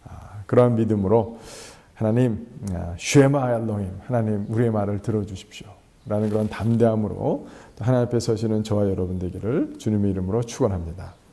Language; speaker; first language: Korean; native; Korean